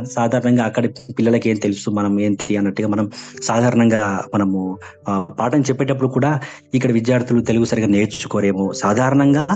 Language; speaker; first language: Telugu; native; Telugu